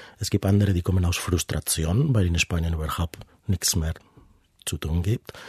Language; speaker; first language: German; non-native, fluent; Spanish